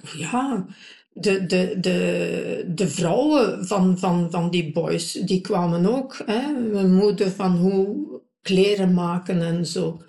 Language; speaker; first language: Dutch; native; Dutch